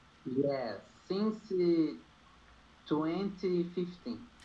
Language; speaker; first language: English; non-native, learner; Portuguese